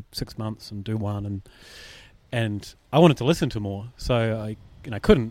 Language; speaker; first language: English; native; English